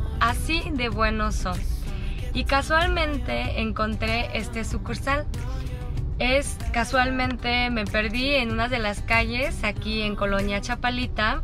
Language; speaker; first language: Spanish; non-native, fluent; Korean